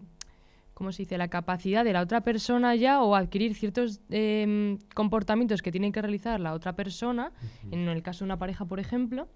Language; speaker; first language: Spanish; native; Spanish